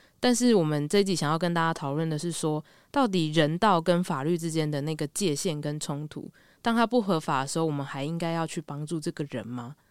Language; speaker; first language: Chinese; native; Chinese